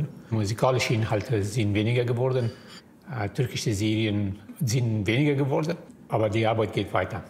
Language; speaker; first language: German; non-native, fluent; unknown